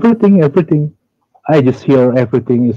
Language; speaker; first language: English; non-native, learner; Indonesian